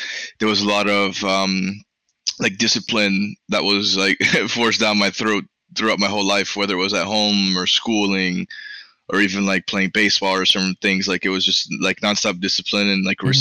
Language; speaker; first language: English; early bilingual, other home language; Spanish